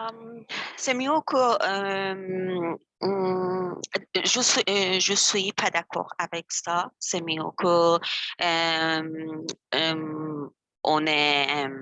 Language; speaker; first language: French; non-native, learner; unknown